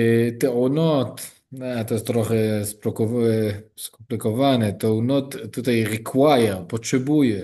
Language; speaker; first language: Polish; non-native, learner; Hebrew